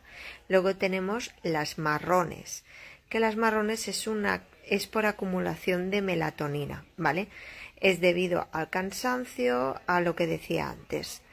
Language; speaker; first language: Spanish; native; Spanish